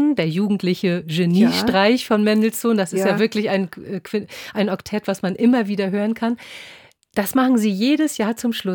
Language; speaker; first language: German; native; German